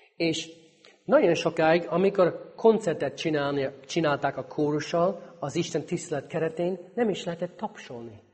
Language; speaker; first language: Hungarian; non-native, fluent; English